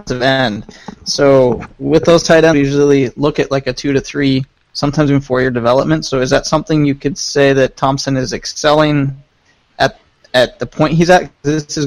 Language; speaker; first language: English; native; English